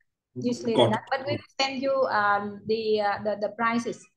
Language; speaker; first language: English; non-native, learner; Vietnamese